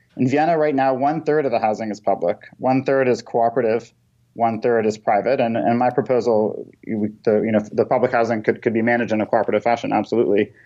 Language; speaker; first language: English; native; English